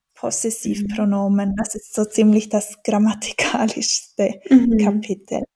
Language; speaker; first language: German; native; German